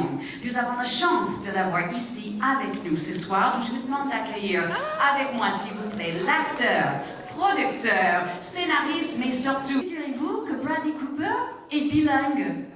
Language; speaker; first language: French; native; French